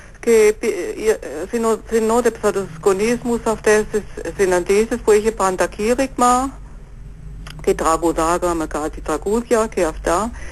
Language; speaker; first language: Greek; non-native, fluent; German